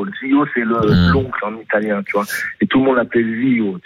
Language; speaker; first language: French; native; French